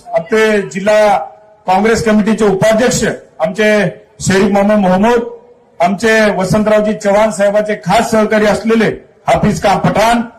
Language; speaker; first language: Marathi; native; Marathi